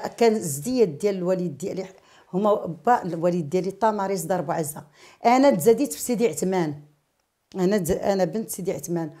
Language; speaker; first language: Arabic; native; Arabic